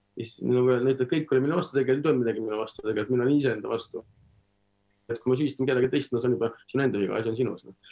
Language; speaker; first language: Estonian; non-native, local second language; Russian